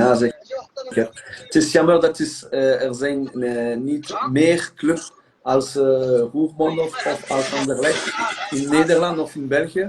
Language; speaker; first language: Dutch; non-native, local second language; French